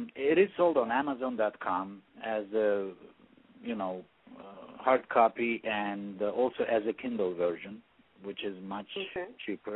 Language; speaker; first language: English; non-native, fluent; Russian